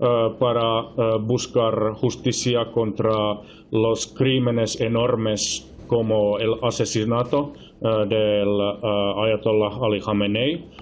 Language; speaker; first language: Spanish; non-native, fluent; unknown